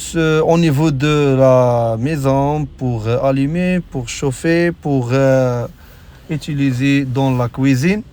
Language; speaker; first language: French; non-native, local second language; Arabic